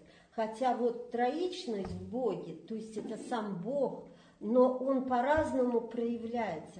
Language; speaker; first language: Russian; native; Russian